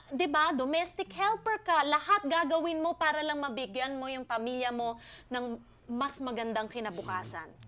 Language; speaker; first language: English; non-native, local second language; Filipino